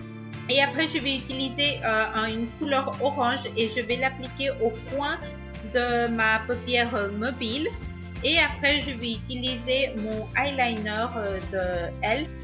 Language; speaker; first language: French; non-native, fluent; Spanish